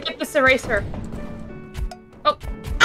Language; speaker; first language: English; native; English